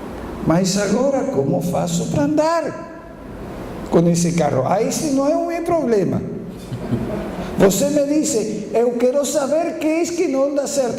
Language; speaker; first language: Portuguese; non-native, fluent; Spanish